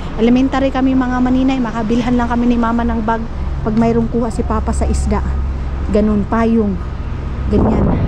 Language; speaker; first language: Filipino; non-native, local second language; Cebuano